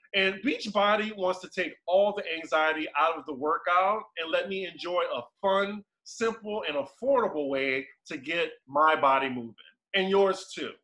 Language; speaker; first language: English; native; English